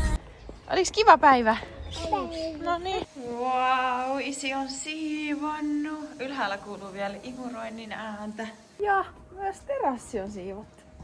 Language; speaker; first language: Finnish; native; Finnish